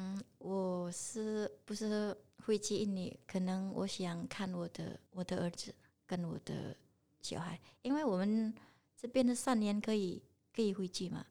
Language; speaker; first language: Chinese; non-native, learner; Indonesian